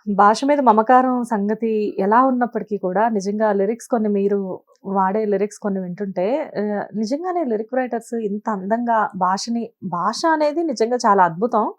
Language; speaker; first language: Telugu; native; Telugu